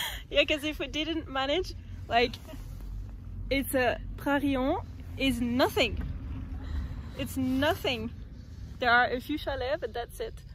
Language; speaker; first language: English; non-native, fluent; French